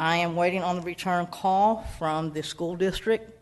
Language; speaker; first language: English; native; English